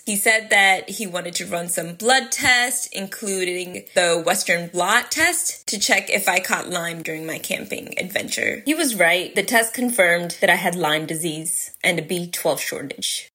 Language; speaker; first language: English; early bilingual, other home language; Gujarati